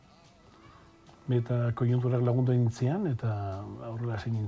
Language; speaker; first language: Basque; native; Basque